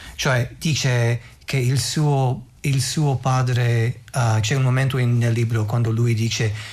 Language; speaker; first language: Italian; non-native, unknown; English